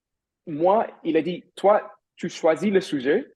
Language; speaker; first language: French; non-native, fluent; English